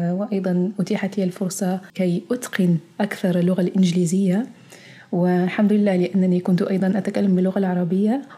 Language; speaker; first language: Arabic; early bilingual, heritage; Arabic